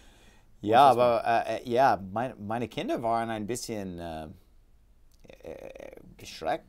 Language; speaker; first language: German; non-native, learner; English